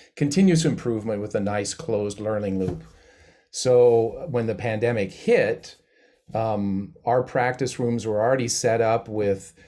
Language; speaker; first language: English; native; English